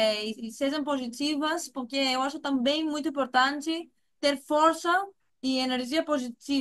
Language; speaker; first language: Portuguese; non-native, fluent; Greek